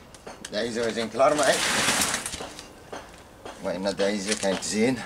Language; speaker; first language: Dutch; non-native, learner; Arabic